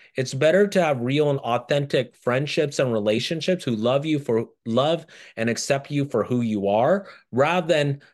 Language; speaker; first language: English; early bilingual, other home language; Japanese